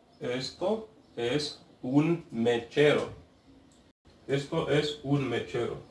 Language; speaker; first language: Spanish; non-native, fluent; Arabic